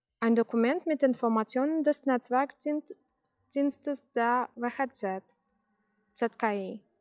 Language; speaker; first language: German; non-native, fluent; Russian